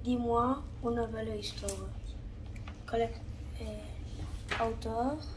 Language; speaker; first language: French; non-native, learner; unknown